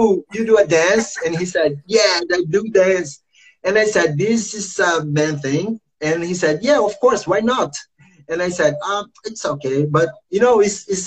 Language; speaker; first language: English; non-native, learner; Portuguese